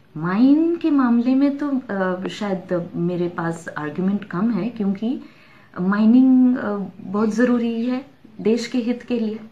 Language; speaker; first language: Hindi; native; Hindi